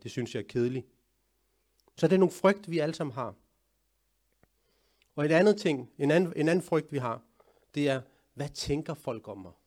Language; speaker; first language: Danish; early bilingual, other home language; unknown